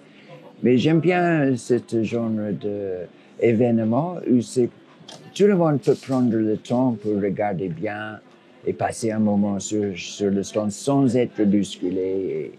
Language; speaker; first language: French; non-native, fluent; English